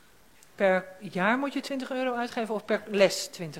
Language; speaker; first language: Dutch; native; Dutch